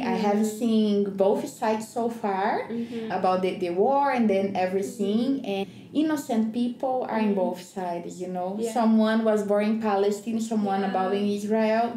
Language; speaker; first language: English; non-native, learner; Portuguese